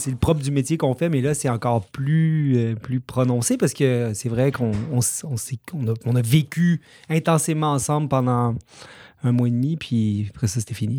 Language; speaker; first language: French; native; French